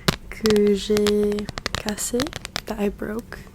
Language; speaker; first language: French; non-native, learner; English